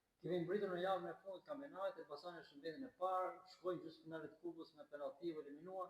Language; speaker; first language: Albanian; native; Albanian